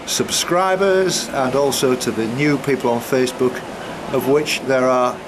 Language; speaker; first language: English; native; English